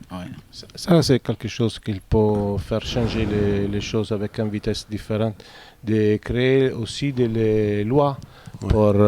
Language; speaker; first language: French; non-native, fluent; Italian